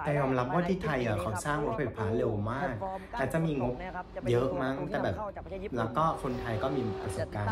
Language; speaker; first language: Thai; non-native, fluent; Vietnamese